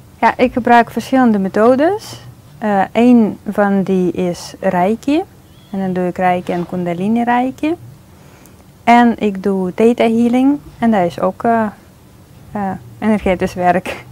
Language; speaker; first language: Dutch; non-native, fluent; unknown